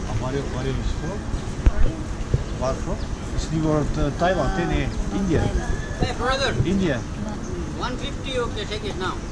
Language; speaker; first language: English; non-native, learner; Turkish